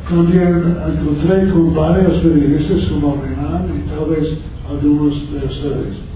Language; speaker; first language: Spanish; non-native, learner; English